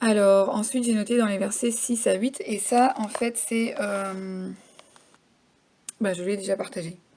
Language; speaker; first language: French; native; French